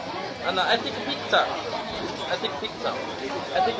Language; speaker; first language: Korean; non-native, learner; Japanese